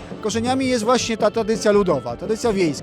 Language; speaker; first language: Polish; native; Polish